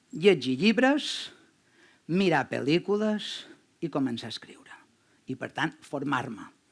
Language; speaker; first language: Catalan; native; Catalan